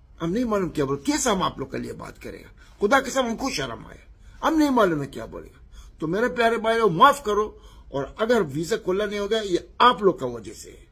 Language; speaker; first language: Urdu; non-native, learner; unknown